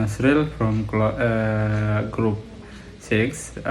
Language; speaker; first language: English; non-native, learner; Indonesian